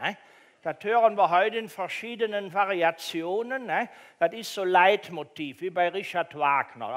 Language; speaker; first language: German; native; German